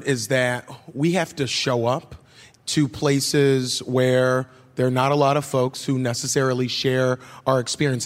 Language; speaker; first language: English; native; English